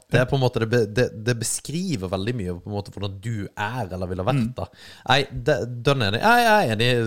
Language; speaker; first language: Norwegian; native; Norwegian